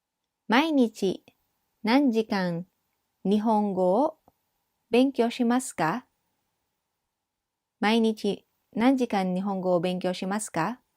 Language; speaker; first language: Japanese; non-native, fluent; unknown